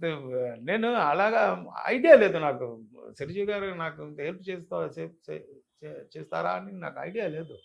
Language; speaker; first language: Telugu; non-native, local second language; Tamil